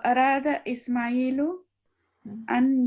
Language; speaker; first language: Arabic; non-native, learner; Urdu